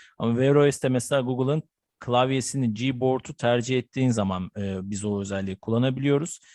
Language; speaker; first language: Turkish; native; Turkish